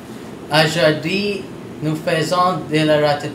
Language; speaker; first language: French; non-native, learner; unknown